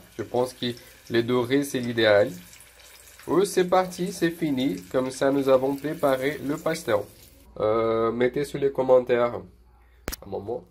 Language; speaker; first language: French; non-native, fluent; Portuguese